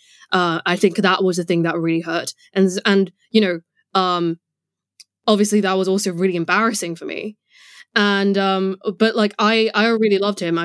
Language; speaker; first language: English; non-native, local second language; Cantonese